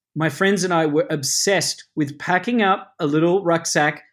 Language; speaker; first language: English; native; English